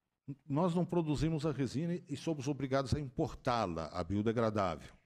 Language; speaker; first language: Portuguese; native; Portuguese